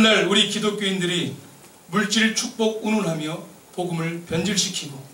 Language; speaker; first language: Korean; native; Korean